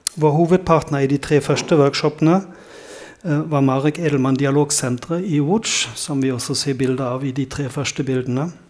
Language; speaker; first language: Norwegian; non-native, fluent; German